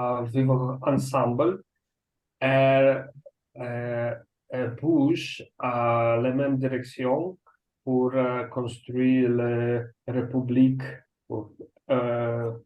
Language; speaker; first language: French; non-native, learner; Russian